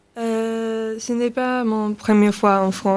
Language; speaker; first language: French; non-native, learner; English